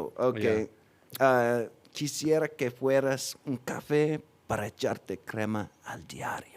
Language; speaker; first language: Spanish; non-native, fluent; English